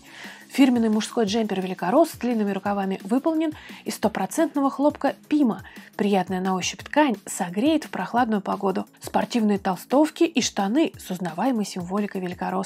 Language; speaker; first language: Russian; native; Russian